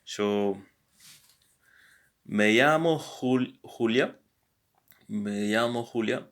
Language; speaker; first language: Spanish; non-native, learner; English